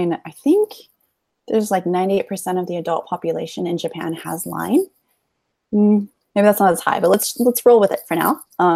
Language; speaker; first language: English; native; English